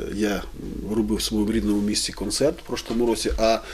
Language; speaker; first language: Ukrainian; native; Ukrainian